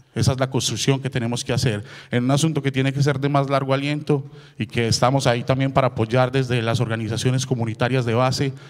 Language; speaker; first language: Spanish; native; Spanish